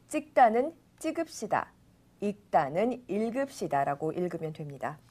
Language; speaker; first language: Korean; native; Korean